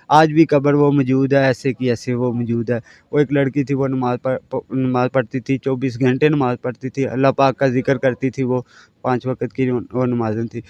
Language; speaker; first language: Urdu; non-native, local second language; Punjabi